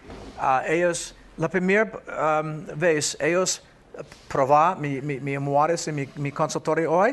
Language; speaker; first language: Spanish; non-native, fluent; English